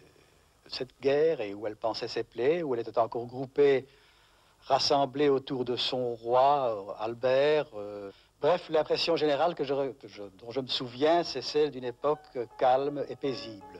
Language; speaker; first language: French; native; French